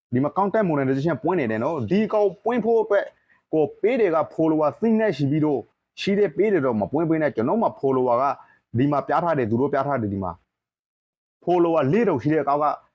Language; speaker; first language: Burmese; non-native, local second language; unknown